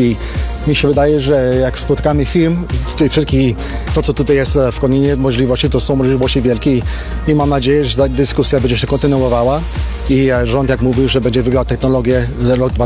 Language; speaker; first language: Polish; early bilingual, heritage; Polish